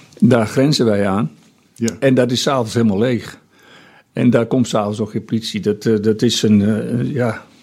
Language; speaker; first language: Dutch; non-native, local second language; Western Frisian